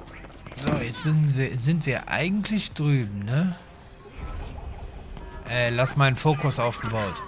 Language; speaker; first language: German; native; German